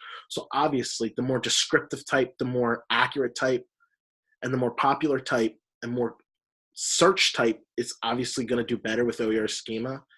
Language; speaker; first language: English; native; English